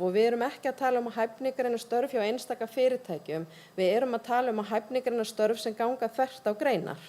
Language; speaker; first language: Icelandic; native; Icelandic